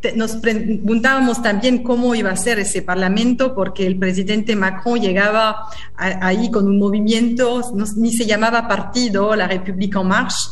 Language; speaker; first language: Spanish; non-native, fluent; French